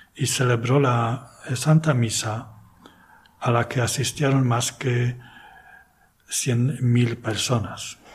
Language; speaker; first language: Spanish; non-native, fluent; Polish